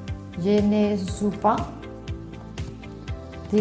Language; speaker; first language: French; non-native, learner; Spanish